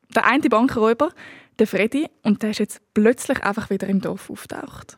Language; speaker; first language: German; native; German